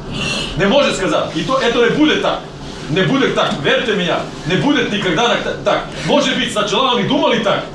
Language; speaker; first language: Russian; non-native, fluent; Serbian